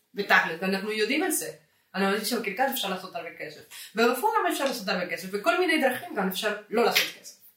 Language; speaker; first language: Hebrew; non-native, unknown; Spanish